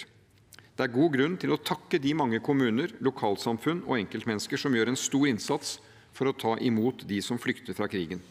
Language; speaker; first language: Norwegian; native; Norwegian